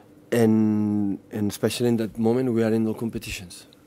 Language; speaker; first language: English; non-native, fluent; Catalan